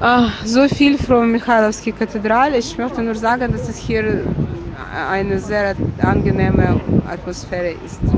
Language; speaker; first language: German; non-native, fluent; Ukrainian